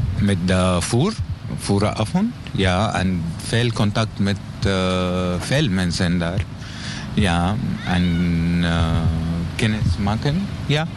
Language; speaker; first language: Dutch; non-native, learner; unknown